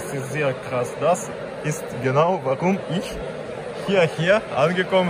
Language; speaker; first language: German; non-native, learner; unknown